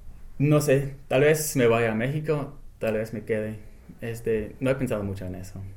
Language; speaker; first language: Spanish; non-native, fluent; English